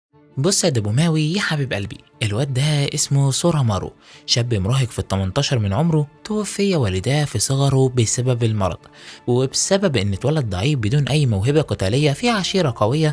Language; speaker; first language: Arabic; native; Arabic